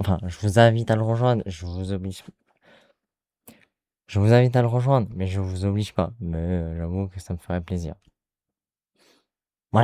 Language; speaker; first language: French; native; French